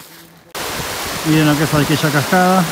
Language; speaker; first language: Spanish; native; Spanish